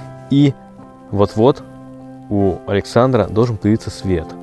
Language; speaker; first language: Russian; native; Russian